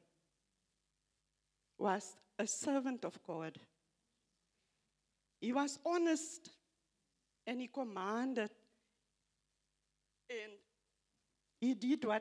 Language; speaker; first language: English; non-native, local second language; Afrikaans